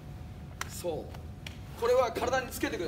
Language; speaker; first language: English; non-native, learner; Japanese